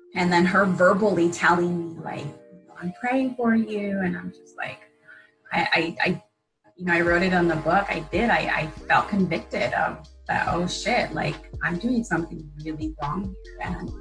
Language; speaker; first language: English; native; English